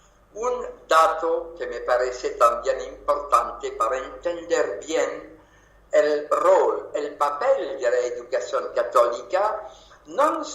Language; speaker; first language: Spanish; non-native, fluent; French